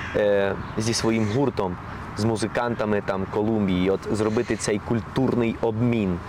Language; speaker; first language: Ukrainian; non-native, fluent; Spanish